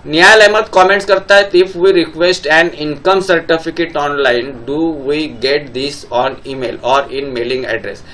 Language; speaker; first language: Hindi; non-native, local second language; Marathi